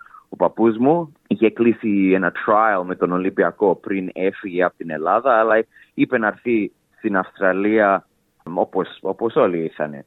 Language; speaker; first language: Greek; early bilingual, heritage; English